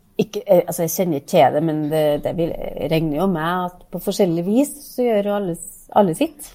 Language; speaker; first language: Norwegian; native; Norwegian